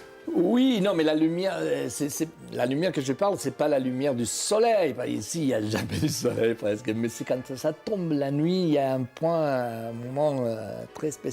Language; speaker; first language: French; non-native, fluent; Spanish